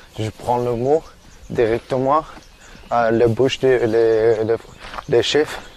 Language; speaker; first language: French; non-native, learner; Persian